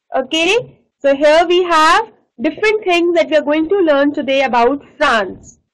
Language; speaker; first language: English; non-native, local second language; Hindi